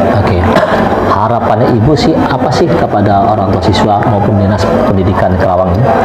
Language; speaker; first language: Indonesian; native; Indonesian